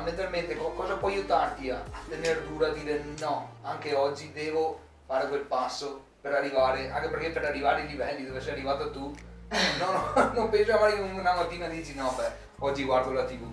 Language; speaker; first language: Italian; native; Italian